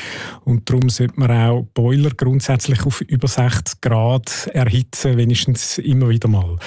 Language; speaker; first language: German; native; German